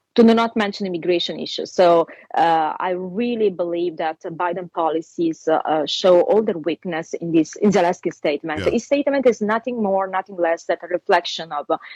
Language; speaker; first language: English; non-native, fluent; Italian